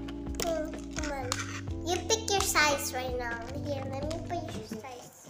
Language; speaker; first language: English; non-native, learner; Indonesian